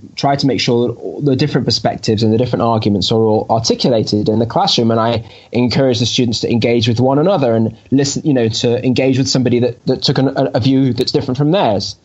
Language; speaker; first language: English; native; English